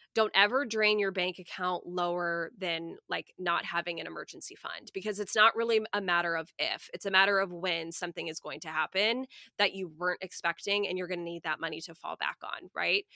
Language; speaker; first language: English; native; English